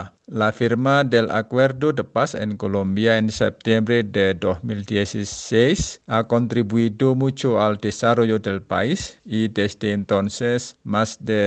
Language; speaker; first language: Spanish; non-native, fluent; Indonesian